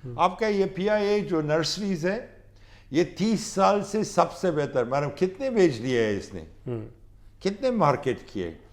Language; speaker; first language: Urdu; non-native, fluent; Pashto